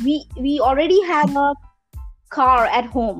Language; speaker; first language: English; non-native, local second language; Gujarati